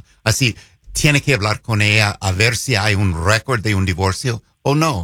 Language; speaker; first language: Spanish; non-native, fluent; English